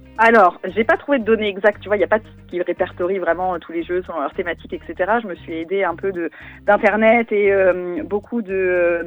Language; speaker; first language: French; native; French